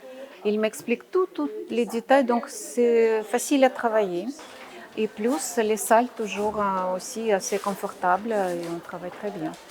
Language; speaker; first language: French; non-native, learner; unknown